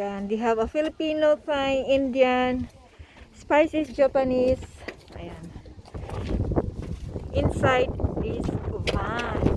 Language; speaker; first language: English; non-native, local second language; Filipino